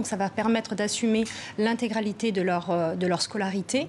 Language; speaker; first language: French; native; French